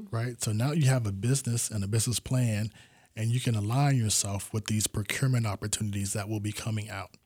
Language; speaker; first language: English; native; English